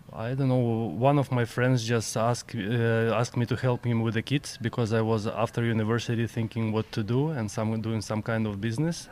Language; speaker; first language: English; non-native, learner; Ukrainian